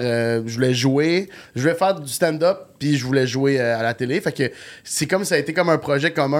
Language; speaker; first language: French; native; French